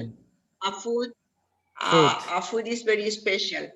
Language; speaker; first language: English; non-native, learner; Spanish